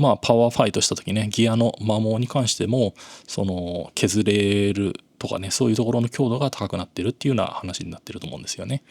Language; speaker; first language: Japanese; native; Japanese